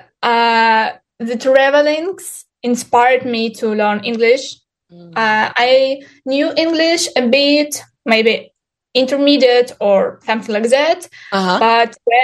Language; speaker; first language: English; non-native, fluent; Ukrainian